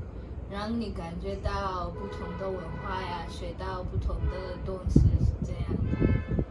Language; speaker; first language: Chinese; non-native, learner; Russian